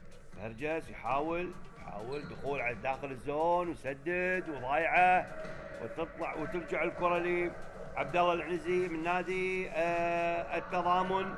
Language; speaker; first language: Arabic; native; Arabic